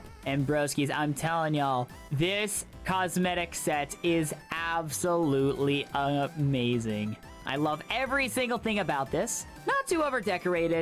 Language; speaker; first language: English; native; English